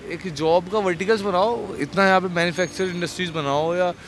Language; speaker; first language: Hindi; native; Hindi